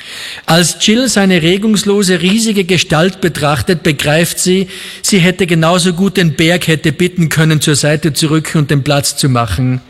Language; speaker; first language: German; native; German